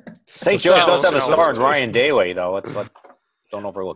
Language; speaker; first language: English; native; English